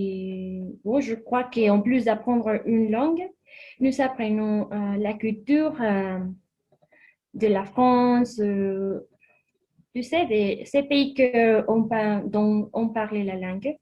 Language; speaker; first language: French; non-native, learner; Spanish